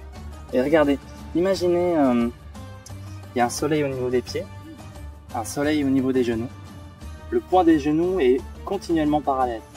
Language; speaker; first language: French; native; French